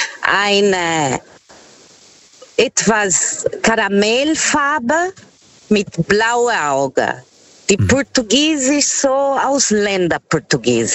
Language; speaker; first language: German; non-native, fluent; Portuguese